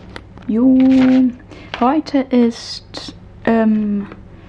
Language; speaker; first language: German; non-native, fluent; Cantonese